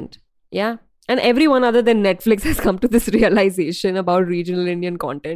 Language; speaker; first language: English; non-native, local second language; Hindi